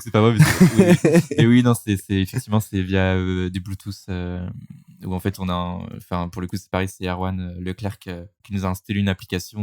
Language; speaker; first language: French; native; French